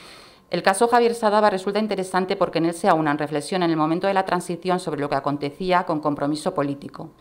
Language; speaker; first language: Spanish; native; Spanish